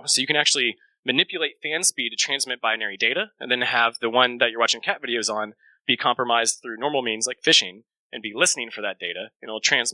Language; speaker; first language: English; native; English